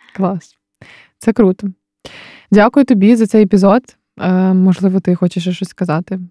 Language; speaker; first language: Ukrainian; native; Ukrainian